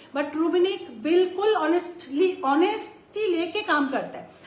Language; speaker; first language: Hindi; non-native, local second language; Bangla